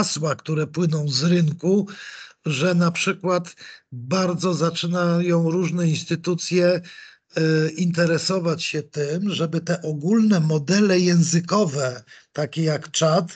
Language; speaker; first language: Polish; native; Polish